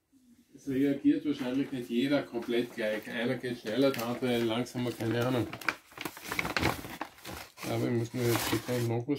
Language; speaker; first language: German; native; German